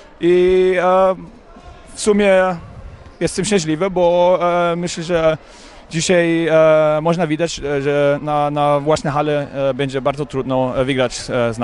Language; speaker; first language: Polish; non-native, learner; German